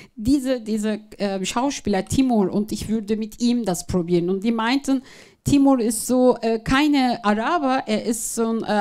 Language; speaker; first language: German; non-native, fluent; Turkish